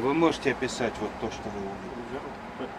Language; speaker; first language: Russian; native; Russian